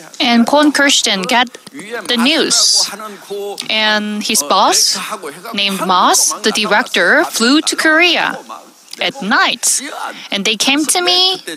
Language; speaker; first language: English; non-native, fluent; Korean